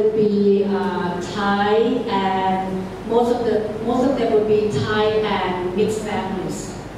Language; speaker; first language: English; non-native, fluent; Thai